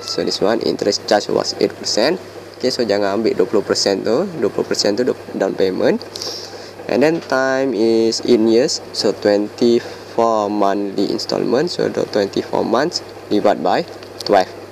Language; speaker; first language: English; non-native, local second language; Malay